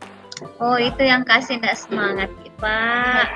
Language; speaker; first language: Indonesian; non-native, local second language; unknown